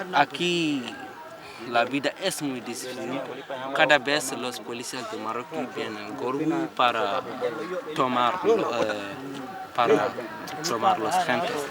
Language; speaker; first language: Spanish; non-native, learner; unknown